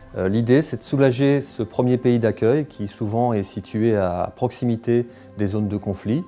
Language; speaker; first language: French; native; French